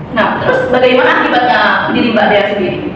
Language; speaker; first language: Indonesian; native; Indonesian